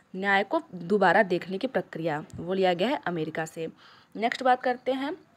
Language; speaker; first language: Hindi; native; Hindi